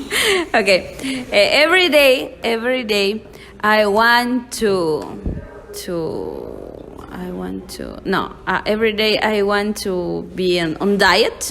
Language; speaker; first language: English; non-native, learner; Spanish